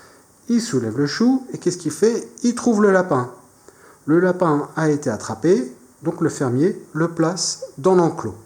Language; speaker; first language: French; native; French